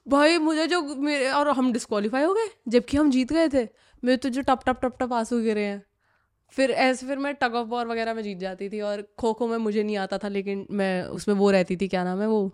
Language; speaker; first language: Hindi; native; Hindi